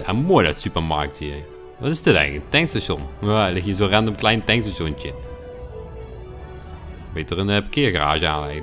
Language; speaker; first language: Dutch; native; Dutch